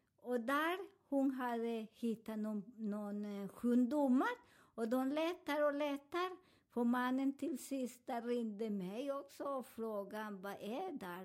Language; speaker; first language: Swedish; non-native, fluent; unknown